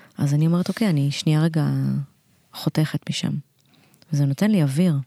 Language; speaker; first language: Hebrew; early bilingual, other home language; Russian